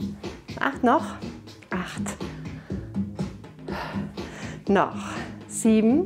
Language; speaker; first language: German; native; German